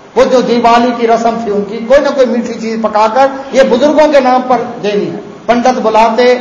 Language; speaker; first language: Urdu; non-native, local second language; Saraiki